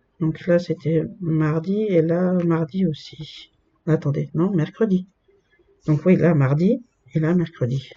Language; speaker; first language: French; native; French